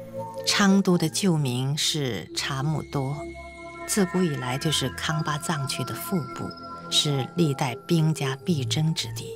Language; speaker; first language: Chinese; native; Chinese